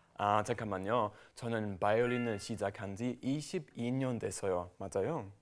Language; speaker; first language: Korean; non-native, learner; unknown